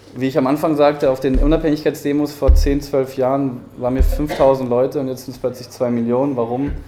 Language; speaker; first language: German; early bilingual, heritage; Spanish